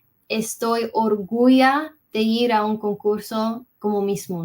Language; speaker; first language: Spanish; early bilingual, heritage; English